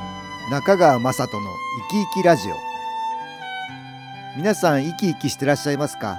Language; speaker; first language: Japanese; native; Japanese